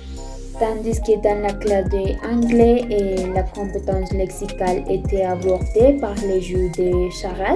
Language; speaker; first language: French; non-native, fluent; Spanish